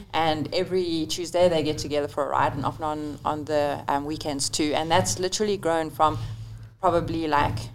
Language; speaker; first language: English; native; English